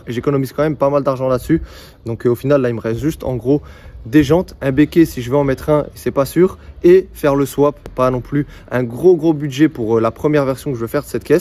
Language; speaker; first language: French; native; French